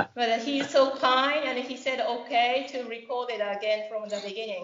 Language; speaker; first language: English; non-native, fluent; Japanese